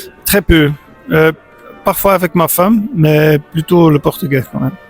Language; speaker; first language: French; non-native, local second language; Dutch